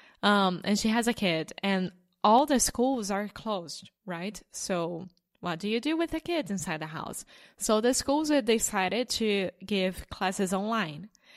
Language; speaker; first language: English; non-native, fluent; Portuguese